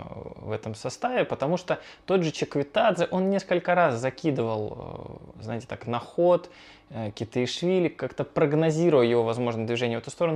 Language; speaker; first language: Russian; native; Russian